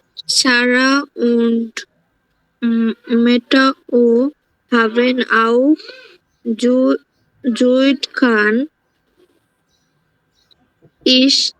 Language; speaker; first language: German; non-native, learner; Bangla